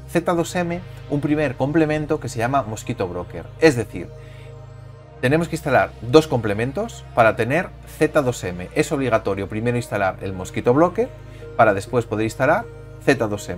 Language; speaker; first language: Spanish; native; Spanish